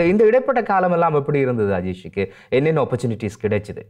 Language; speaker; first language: Tamil; native; Tamil